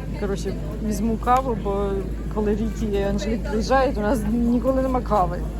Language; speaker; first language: Ukrainian; native; Ukrainian